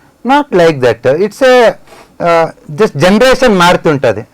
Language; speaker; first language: English; non-native, local second language; Telugu